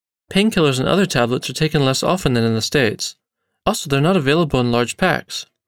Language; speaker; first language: English; native; English